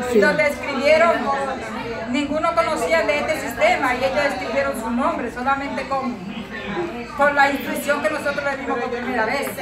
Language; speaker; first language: Spanish; native; Spanish